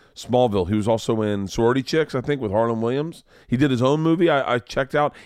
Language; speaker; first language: English; native; English